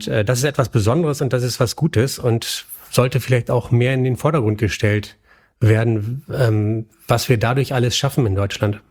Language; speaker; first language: German; native; German